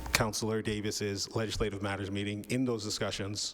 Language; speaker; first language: English; native; English